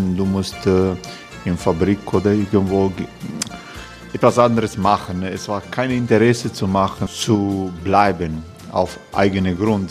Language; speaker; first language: German; non-native, learner; Croatian